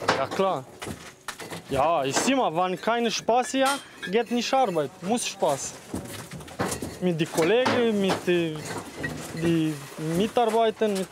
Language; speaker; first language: German; non-native, learner; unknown